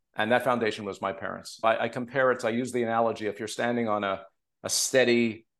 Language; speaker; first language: English; native; English